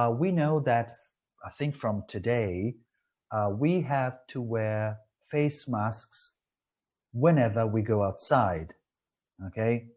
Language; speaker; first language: English; non-native, fluent; Italian